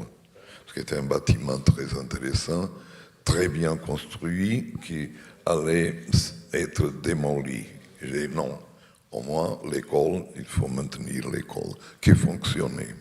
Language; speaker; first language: French; non-native, fluent; Portuguese